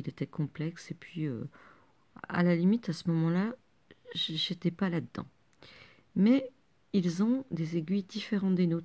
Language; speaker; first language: French; native; French